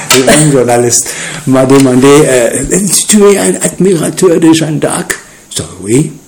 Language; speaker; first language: French; non-native, learner; German